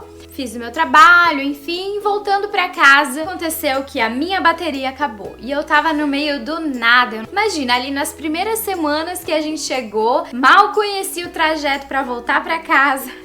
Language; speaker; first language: Portuguese; native; Portuguese